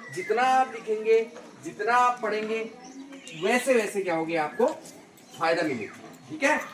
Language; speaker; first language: Hindi; native; Hindi